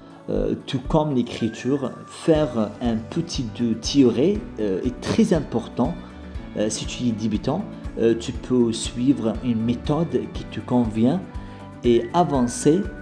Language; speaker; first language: French; non-native, fluent; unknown